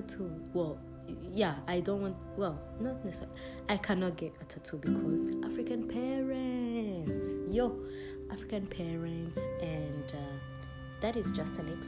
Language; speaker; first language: English; non-native, local second language; Kinyarwanda